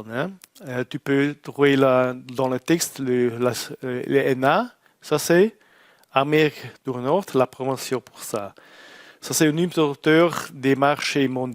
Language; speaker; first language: French; non-native, learner; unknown